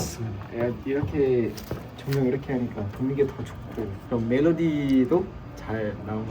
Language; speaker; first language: Korean; non-native, fluent; Thai